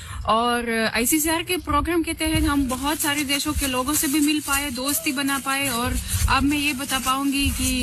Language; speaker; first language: Hindi; non-native, fluent; Russian